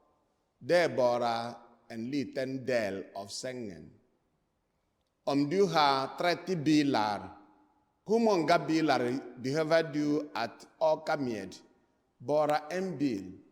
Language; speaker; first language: Swedish; non-native, fluent; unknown